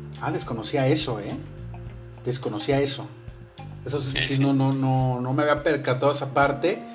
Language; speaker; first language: Spanish; native; Spanish